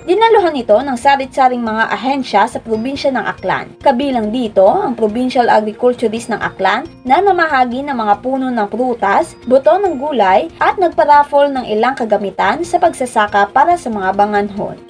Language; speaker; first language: Filipino; non-native, local second language; Aklanon